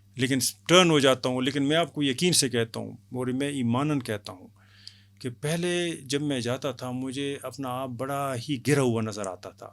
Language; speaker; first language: Urdu; non-native, local second language; Pashto